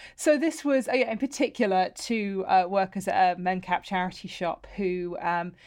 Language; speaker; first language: English; native; English